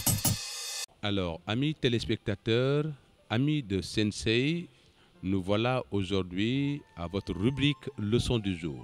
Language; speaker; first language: French; non-native, local second language; Wolof